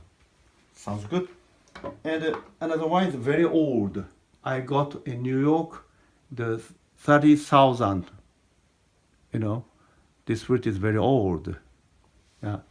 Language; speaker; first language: English; non-native, learner; Japanese